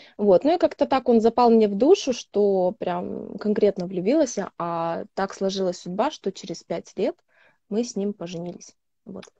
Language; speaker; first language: Russian; native; Russian